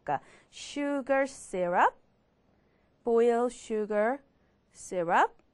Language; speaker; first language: English; non-native, fluent; Korean